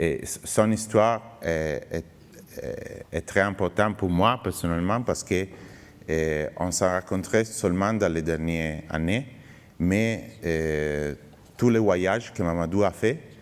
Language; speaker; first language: French; non-native, fluent; Italian